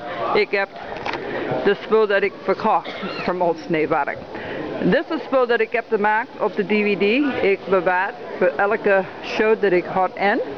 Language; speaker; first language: Dutch; early bilingual, heritage; Dutch